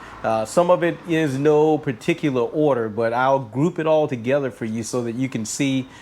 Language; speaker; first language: English; native; English